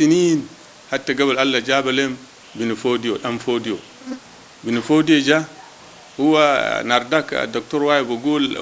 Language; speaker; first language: Arabic; non-native, local second language; Hausa